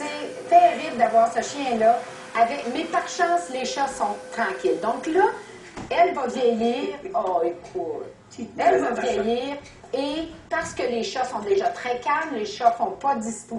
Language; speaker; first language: French; native; French